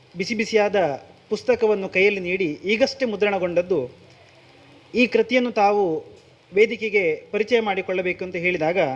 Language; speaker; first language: Kannada; non-native, local second language; Konkani